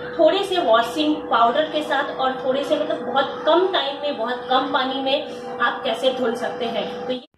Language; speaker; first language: Hindi; native; Hindi